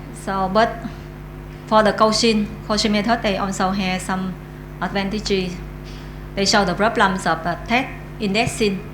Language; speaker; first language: English; non-native, learner; Vietnamese